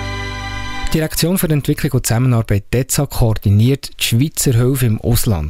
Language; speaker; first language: German; native; German